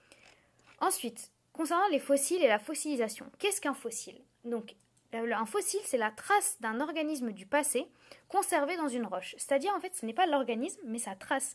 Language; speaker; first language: French; native; French